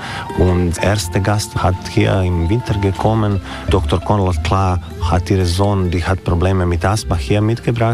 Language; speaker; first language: German; non-native, learner; Croatian